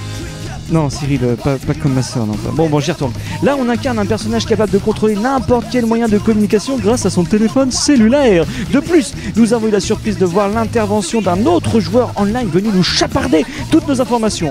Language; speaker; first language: French; native; French